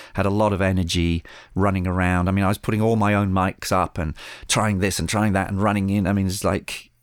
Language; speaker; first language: English; early bilingual, other home language; Spanish